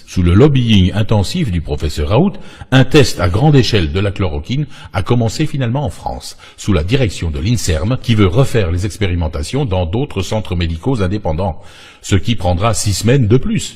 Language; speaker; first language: French; native; French